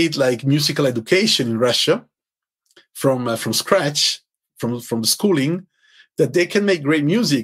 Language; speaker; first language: English; non-native, fluent; Italian